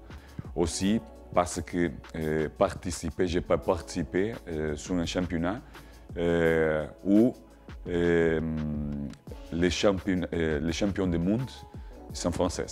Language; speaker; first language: French; non-native, learner; Portuguese